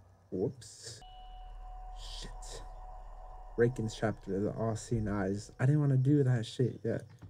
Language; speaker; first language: English; native; English